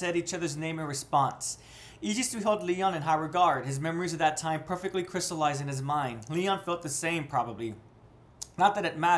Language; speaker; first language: English; native; English